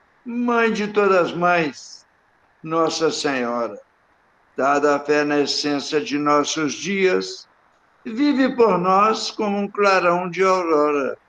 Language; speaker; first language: Portuguese; native; Portuguese